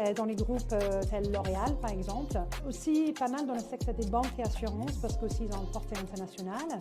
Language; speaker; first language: French; non-native, fluent; English